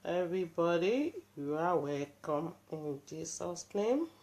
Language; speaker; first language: English; non-native, local second language; Yoruba